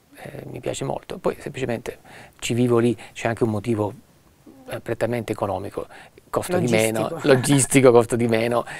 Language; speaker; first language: Italian; native; Italian